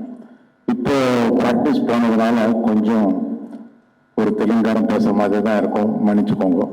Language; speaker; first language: Tamil; non-native, local second language; Telugu